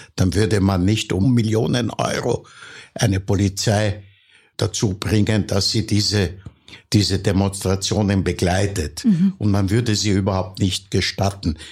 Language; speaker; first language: German; native; German